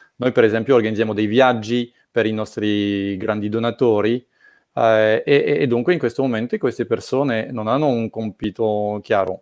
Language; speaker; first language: Italian; non-native, fluent; French